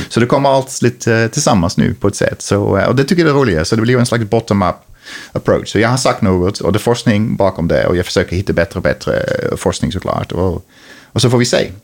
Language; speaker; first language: Swedish; non-native, fluent; Dutch